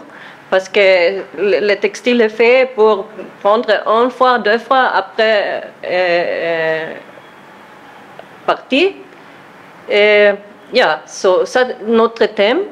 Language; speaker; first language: French; non-native, learner; German